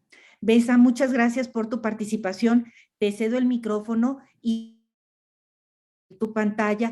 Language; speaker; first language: Spanish; native; Spanish